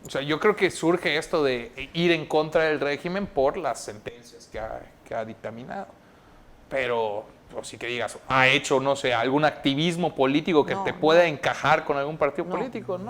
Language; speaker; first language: Spanish; native; Spanish